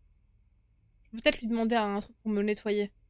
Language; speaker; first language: French; native; French